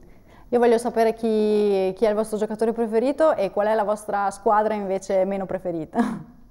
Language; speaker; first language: Italian; native; Italian